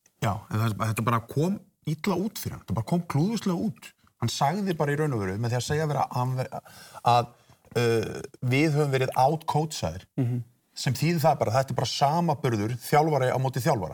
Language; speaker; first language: Icelandic; native; Icelandic